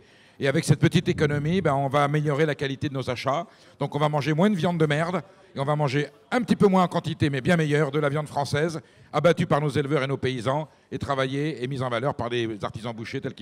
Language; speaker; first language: French; native; French